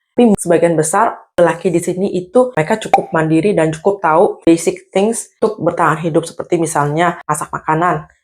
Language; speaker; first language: Indonesian; native; Indonesian